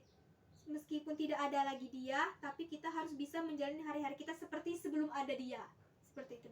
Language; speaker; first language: Indonesian; native; Indonesian